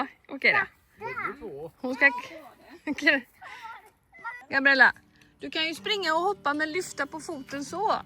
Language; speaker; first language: Swedish; native; Swedish